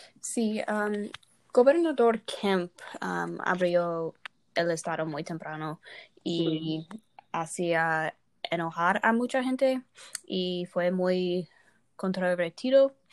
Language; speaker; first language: Spanish; non-native, learner; English